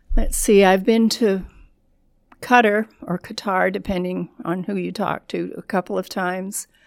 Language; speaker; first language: English; native; English